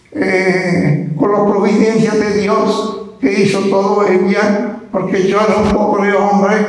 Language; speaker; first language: Spanish; non-native, fluent; Italian